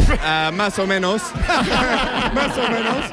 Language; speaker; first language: Spanish; non-native, learner; English